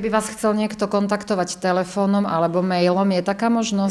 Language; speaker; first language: Slovak; native; Slovak